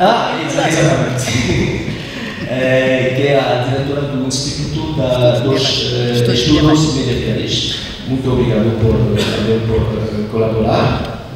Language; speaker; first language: Portuguese; non-native, learner; French